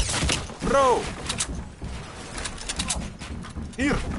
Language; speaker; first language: English; non-native, learner; French